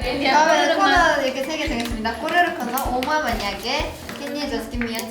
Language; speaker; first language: Korean; native; Korean